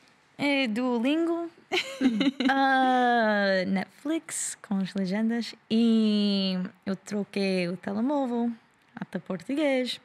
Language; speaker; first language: Portuguese; non-native, learner; English